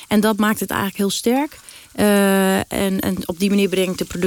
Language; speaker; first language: Dutch; native; Dutch